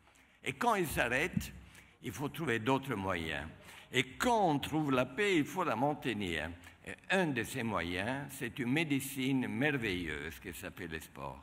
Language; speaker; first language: French; non-native, fluent; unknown